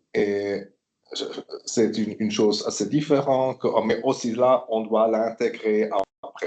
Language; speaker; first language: French; non-native, local second language; German